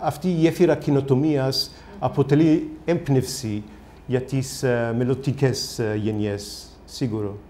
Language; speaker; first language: Greek; non-native, learner; Hebrew